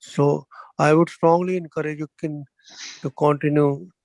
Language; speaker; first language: English; non-native, local second language; Punjabi